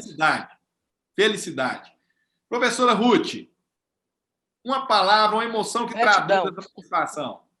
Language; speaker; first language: Portuguese; native; Portuguese